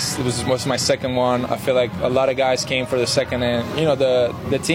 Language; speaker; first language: English; non-native, fluent; Spanish